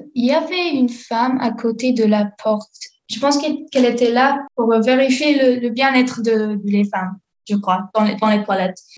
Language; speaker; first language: French; non-native, fluent; English